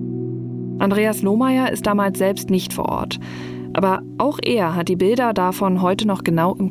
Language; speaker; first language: German; native; German